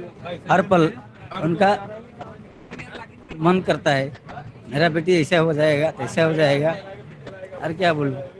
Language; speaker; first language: Hindi; non-native, local second language; Odia